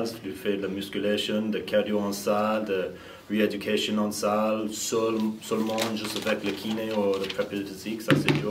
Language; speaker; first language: French; non-native, fluent; English